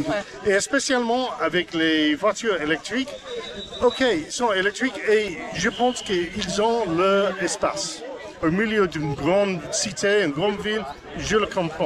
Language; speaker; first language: French; non-native, fluent; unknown